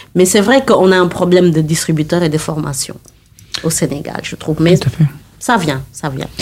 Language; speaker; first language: French; non-native, local second language; Wolof